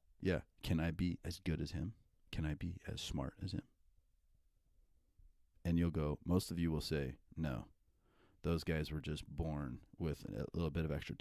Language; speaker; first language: English; native; English